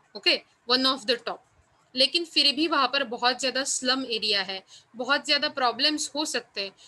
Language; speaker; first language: Hindi; non-native, local second language; Marathi